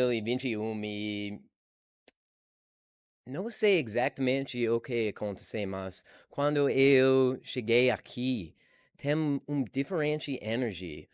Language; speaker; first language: Portuguese; non-native, learner; English